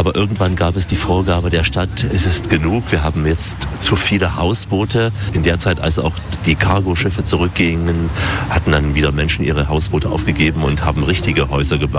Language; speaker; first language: German; native; German